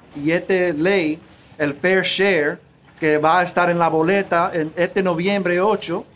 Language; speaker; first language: Spanish; early bilingual, heritage; Spanish